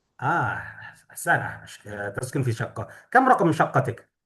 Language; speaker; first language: Arabic; non-native, fluent; Indonesian